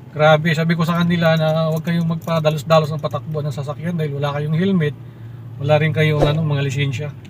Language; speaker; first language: Filipino; non-native, local second language; Cebuano